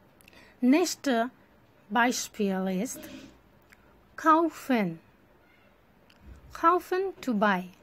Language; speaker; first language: German; non-native, learner; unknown